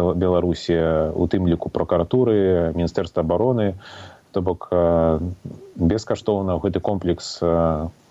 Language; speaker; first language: Belarusian; non-native, local second language; Russian